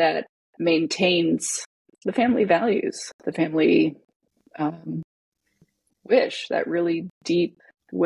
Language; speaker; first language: English; native; English